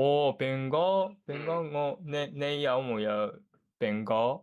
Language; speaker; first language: Cantonese; non-native, learner; Japanese